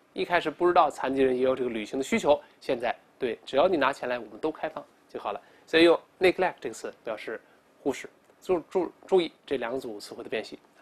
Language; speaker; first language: Chinese; native; Chinese